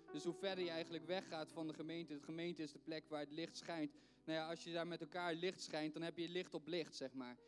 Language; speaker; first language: Dutch; native; Dutch